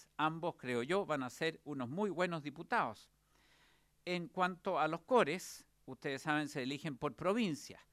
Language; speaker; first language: Spanish; native; Spanish